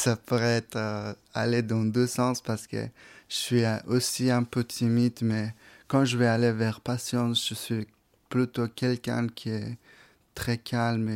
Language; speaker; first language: French; non-native, fluent; Persian